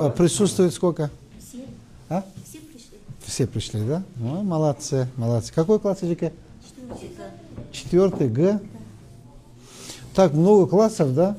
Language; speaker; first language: Russian; non-native, fluent; Kyrgyz